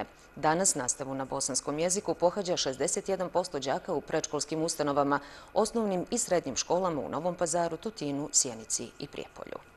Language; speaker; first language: Serbian; native; Serbian